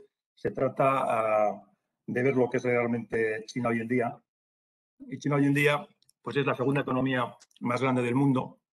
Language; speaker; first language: Spanish; native; Spanish